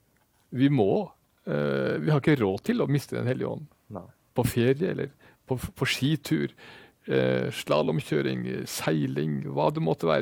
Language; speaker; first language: Norwegian; native; Norwegian